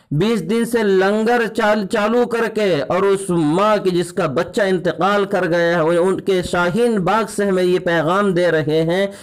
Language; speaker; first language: Urdu; native; Urdu